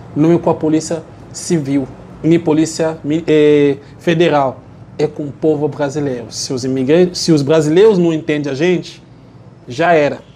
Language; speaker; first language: Portuguese; non-native, fluent; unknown